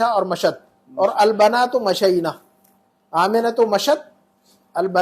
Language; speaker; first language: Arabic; non-native, fluent; Urdu